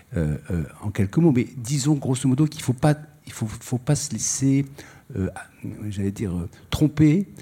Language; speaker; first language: French; native; French